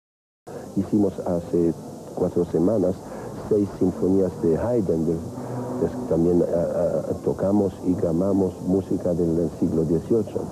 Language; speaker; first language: Spanish; non-native, fluent; French